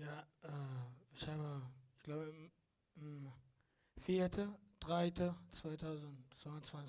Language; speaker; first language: German; non-native, learner; Arabic